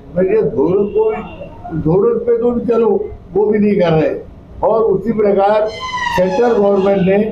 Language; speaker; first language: Hindi; non-native, local second language; Marathi